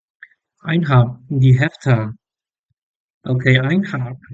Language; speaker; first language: German; non-native, learner; English